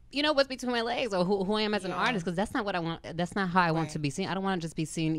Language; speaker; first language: English; native; English